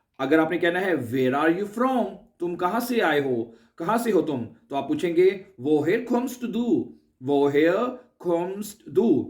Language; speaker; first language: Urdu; native; Urdu